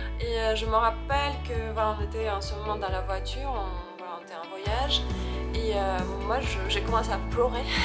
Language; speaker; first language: French; non-native, fluent; Ukrainian